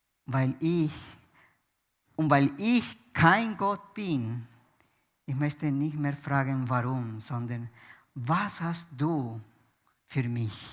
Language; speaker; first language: German; non-native, fluent; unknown